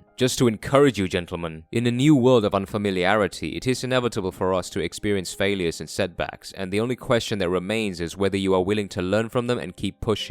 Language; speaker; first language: English; non-native, fluent; Korean